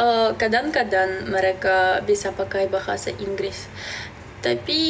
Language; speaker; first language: Indonesian; non-native, learner; Belarusian